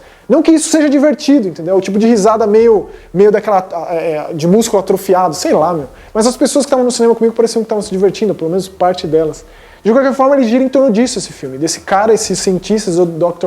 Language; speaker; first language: Portuguese; native; Portuguese